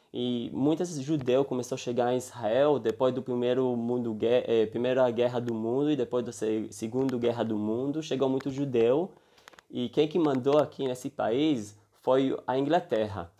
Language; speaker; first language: Portuguese; early bilingual, heritage; Hebrew